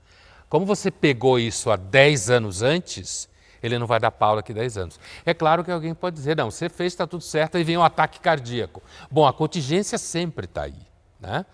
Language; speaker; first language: Portuguese; native; Portuguese